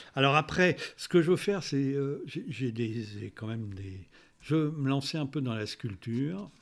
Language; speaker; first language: French; native; French